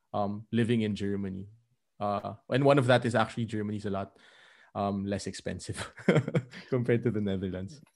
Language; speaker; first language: English; non-native, local second language; Filipino